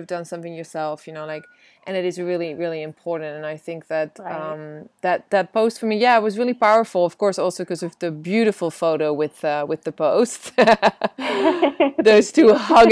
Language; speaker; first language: English; non-native, fluent; Dutch